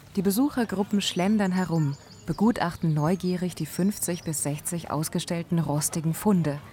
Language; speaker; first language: German; native; German